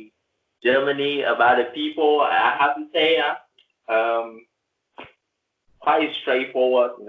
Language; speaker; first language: English; non-native, learner; Vietnamese